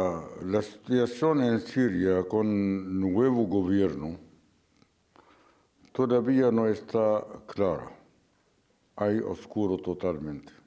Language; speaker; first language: Spanish; non-native, fluent; Arabic